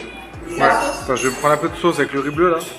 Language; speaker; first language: French; native; French